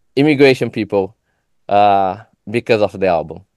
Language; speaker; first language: English; non-native, fluent; Portuguese